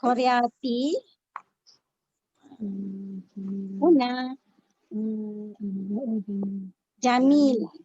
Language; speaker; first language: Arabic; non-native, learner; Malay